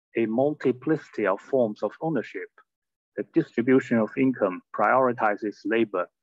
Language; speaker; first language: English; non-native, fluent; Chinese